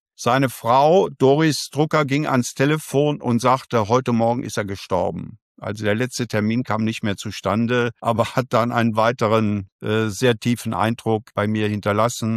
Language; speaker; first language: German; native; German